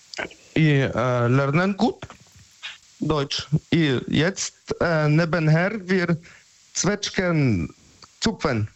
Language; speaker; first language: German; non-native, learner; Polish